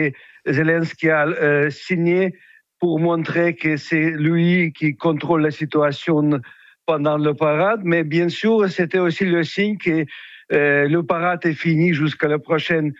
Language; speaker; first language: French; non-native, fluent; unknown